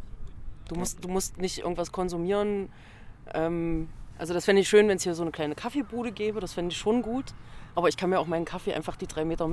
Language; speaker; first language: German; native; German